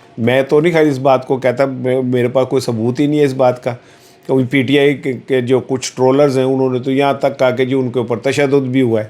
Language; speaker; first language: Urdu; non-native, local second language; Punjabi